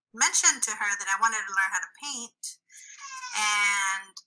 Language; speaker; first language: English; early bilingual, other home language; Spanish